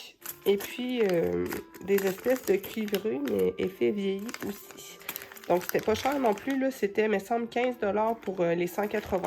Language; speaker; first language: French; native; French